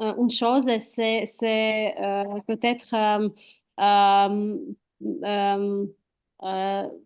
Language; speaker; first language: French; non-native, fluent; Croatian